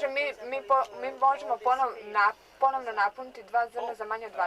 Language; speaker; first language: Croatian; native; Croatian